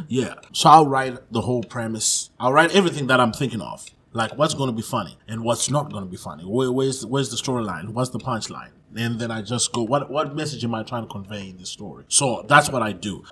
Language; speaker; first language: English; non-native, local second language; Shona